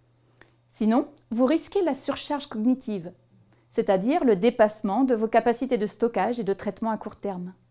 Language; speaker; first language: French; native; French